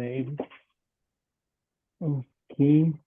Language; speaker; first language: English; non-native, fluent; Spanish